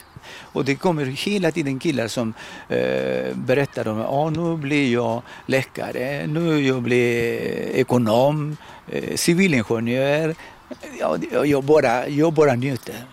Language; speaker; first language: Swedish; non-native, fluent; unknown